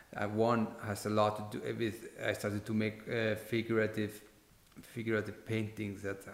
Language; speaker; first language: English; non-native, fluent; Icelandic